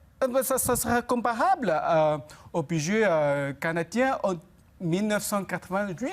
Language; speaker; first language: French; non-native, fluent; Chinese